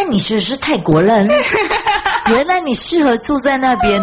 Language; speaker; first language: Chinese; native; Chinese